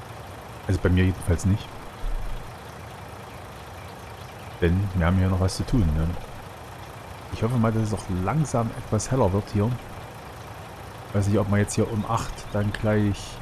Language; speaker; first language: German; native; German